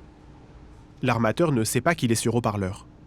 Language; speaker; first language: French; native; French